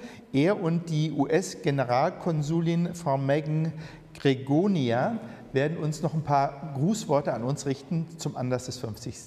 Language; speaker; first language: German; native; German